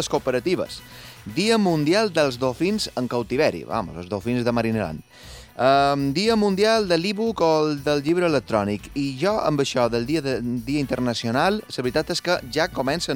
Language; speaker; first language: Catalan; native; Catalan